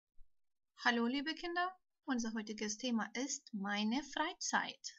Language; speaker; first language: German; non-native, fluent; Turkish